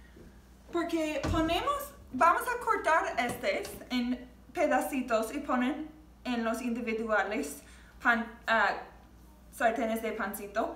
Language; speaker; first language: Spanish; non-native, learner; English